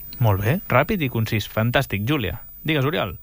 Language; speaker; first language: Catalan; native; Catalan